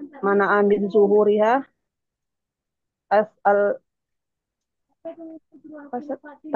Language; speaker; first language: Arabic; non-native, learner; Indonesian